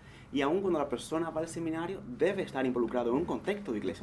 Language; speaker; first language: Spanish; native; Spanish